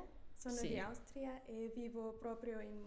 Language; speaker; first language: Italian; non-native, learner; German